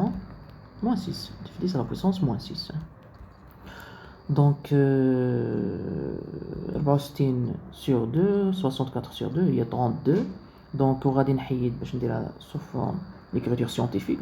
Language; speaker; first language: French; non-native, local second language; Arabic